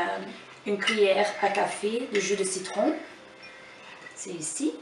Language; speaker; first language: French; non-native, fluent; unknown